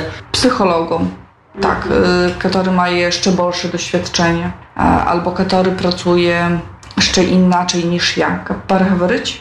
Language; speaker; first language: Polish; non-native, local second language; Ukrainian